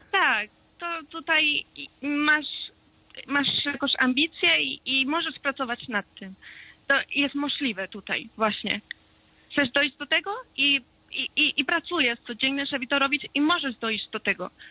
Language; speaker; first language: Polish; non-native, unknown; Spanish